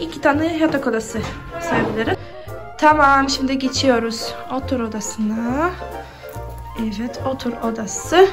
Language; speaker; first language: Turkish; non-native, learner; Polish